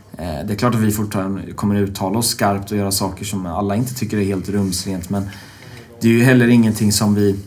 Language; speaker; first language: Swedish; native; Swedish